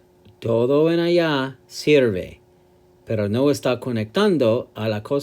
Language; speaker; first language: Spanish; non-native, learner; English